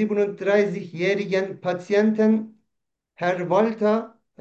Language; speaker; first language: German; non-native, fluent; Turkish